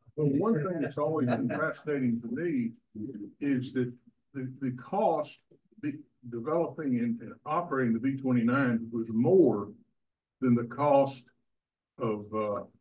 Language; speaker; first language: English; native; English